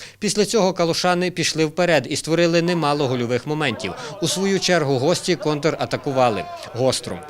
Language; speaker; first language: Ukrainian; native; Ukrainian